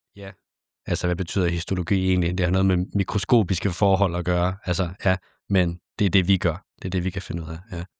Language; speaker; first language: Danish; native; Danish